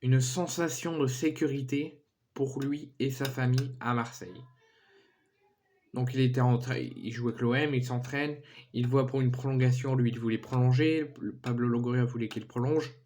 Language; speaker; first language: French; native; French